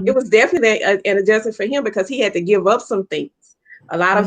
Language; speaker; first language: English; native; English